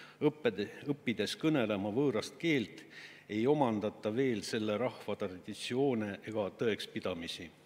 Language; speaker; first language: Estonian; non-native, local second language; Russian